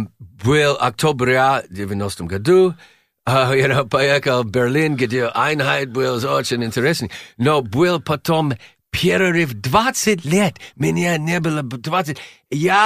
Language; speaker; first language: Russian; non-native, learner; English